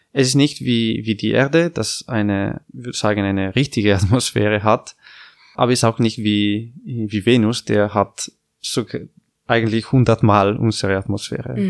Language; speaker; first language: German; non-native, fluent; Italian